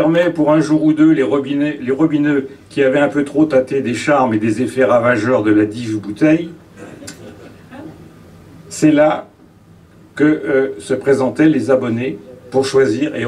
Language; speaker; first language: French; native; French